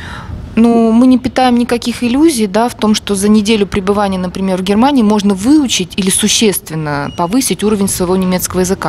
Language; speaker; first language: Russian; native; Russian